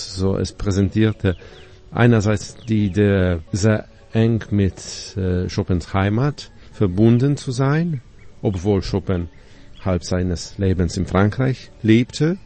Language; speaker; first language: German; non-native, fluent; Polish